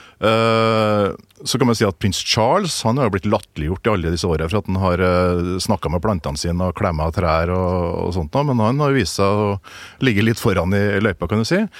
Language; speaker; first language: Norwegian; native; Norwegian